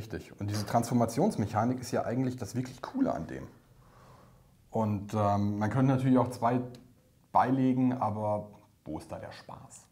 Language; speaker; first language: German; native; German